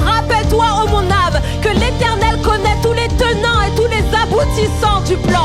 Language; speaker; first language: French; native; French